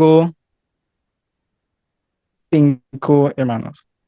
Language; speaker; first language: Spanish; non-native, learner; English